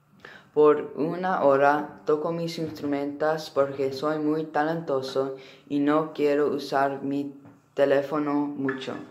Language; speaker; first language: Spanish; non-native, learner; English